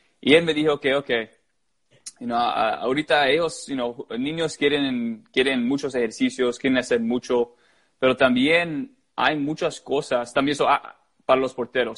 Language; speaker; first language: Spanish; early bilingual, heritage; Spanish